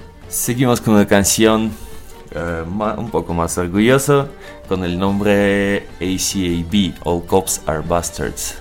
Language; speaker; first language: Spanish; non-native, learner; Russian